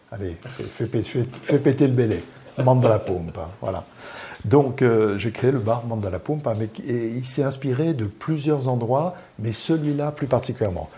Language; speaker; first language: French; native; French